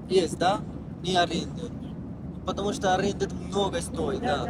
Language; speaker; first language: Russian; non-native, learner; Bangla